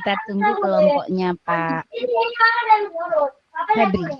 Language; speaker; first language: Indonesian; non-native, local second language; Javanese